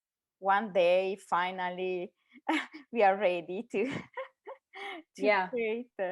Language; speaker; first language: English; non-native, learner; Italian